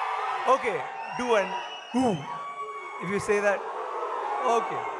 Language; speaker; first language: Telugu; non-native, learner; Tamil